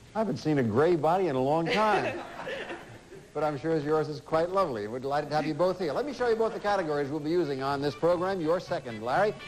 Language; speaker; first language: English; native; English